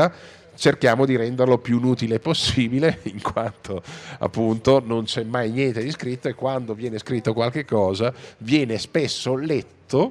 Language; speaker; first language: Italian; native; Italian